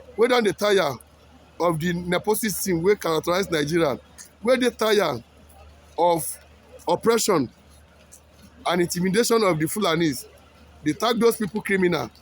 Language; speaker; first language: Nigerian Pidgin; non-native, local second language; Yoruba